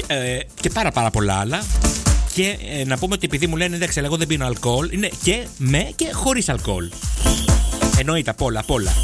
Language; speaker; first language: Greek; native; Greek